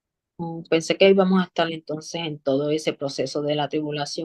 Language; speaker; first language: Spanish; native; Spanish